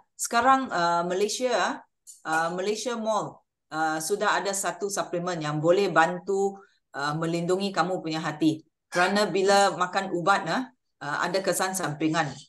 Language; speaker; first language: Malay; native; Malay